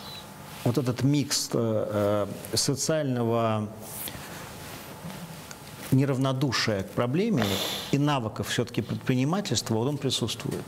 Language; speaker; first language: Russian; native; Russian